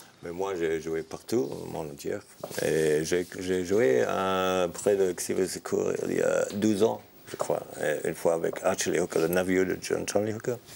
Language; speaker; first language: French; non-native, learner; English